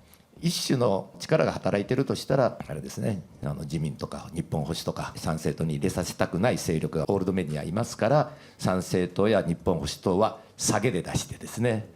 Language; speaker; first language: Japanese; native; Japanese